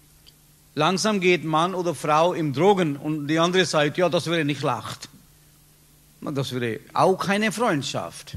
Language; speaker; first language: German; non-native, learner; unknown